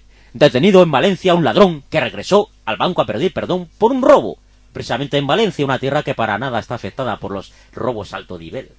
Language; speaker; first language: Spanish; native; Spanish